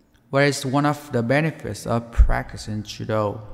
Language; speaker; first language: English; non-native, fluent; Vietnamese